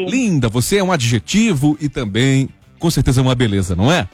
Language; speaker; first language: Portuguese; native; Portuguese